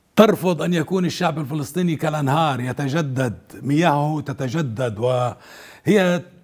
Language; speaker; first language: Arabic; native; Arabic